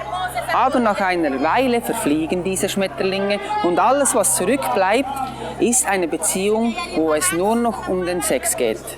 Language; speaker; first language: German; non-native, fluent; English